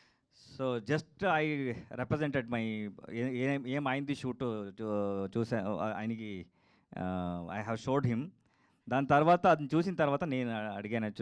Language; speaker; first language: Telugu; non-native, learner; Kannada